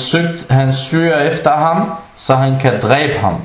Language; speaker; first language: Danish; early bilingual, other home language; Arabic